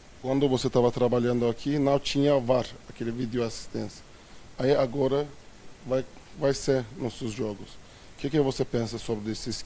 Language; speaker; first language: Portuguese; non-native, fluent; Turkish